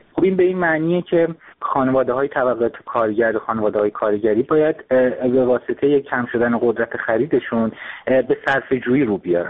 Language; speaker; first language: Persian; native; Persian